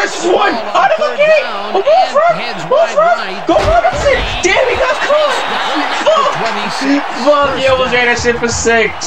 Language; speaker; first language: English; native; English